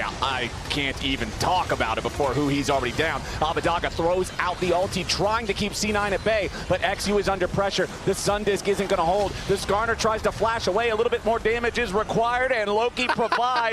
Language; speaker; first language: English; native; English